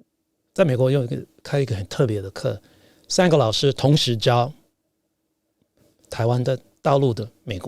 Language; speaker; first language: Chinese; non-native, fluent; English